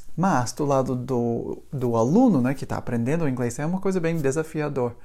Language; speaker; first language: Portuguese; non-native, fluent; English